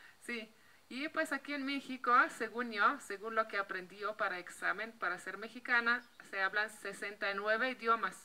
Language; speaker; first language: Spanish; non-native, fluent; Slovenian